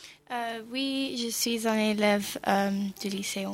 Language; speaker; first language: French; non-native, learner; English